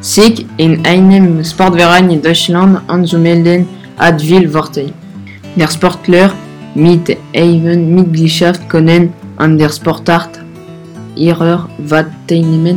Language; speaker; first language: German; non-native, learner; French